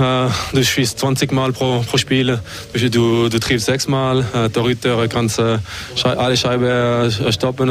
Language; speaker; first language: German; non-native, fluent; French